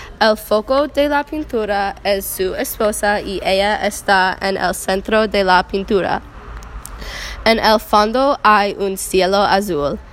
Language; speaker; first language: Spanish; non-native, learner; English